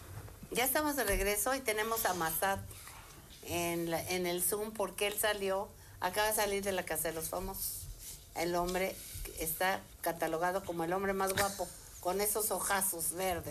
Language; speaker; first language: Spanish; native; Spanish